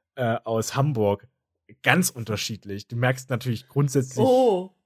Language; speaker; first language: German; native; German